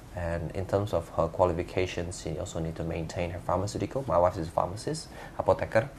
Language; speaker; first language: English; non-native, fluent; Indonesian